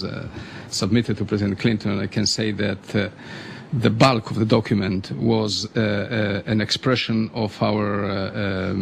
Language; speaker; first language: English; non-native, fluent; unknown